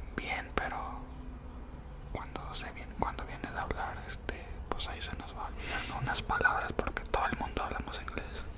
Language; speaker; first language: Spanish; early bilingual, heritage; Spanish